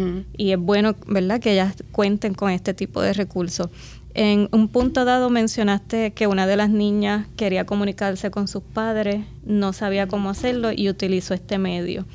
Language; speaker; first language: Spanish; native; Spanish